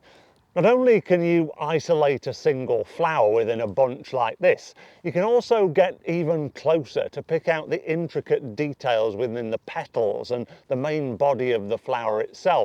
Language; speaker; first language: English; native; English